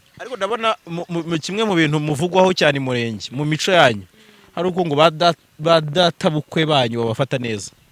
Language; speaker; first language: Kinyarwanda; native; Kinyarwanda